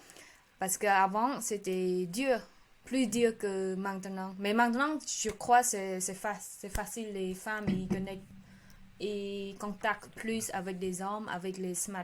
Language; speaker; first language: French; non-native, learner; Khmer